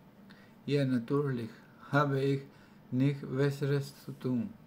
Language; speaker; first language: German; non-native, learner; Spanish